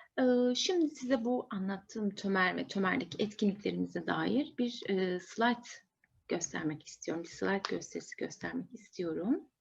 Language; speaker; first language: Turkish; native; Turkish